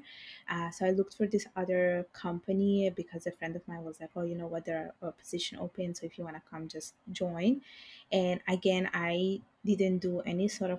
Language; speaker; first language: English; non-native, fluent; Bangla